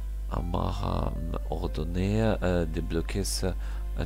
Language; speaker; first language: French; non-native, learner; Russian